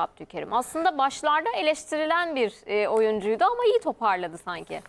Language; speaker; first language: Turkish; native; Turkish